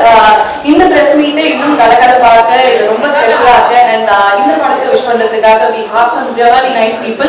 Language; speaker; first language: Tamil; native; Tamil